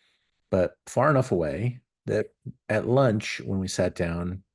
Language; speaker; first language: English; native; English